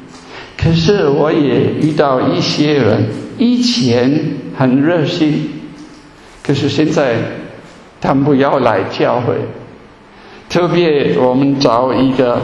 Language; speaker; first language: Chinese; non-native, fluent; German